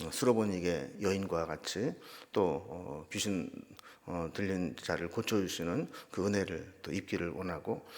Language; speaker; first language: Korean; native; Korean